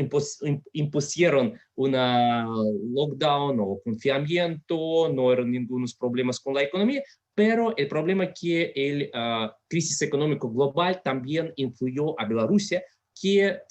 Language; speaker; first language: Spanish; non-native, fluent; Russian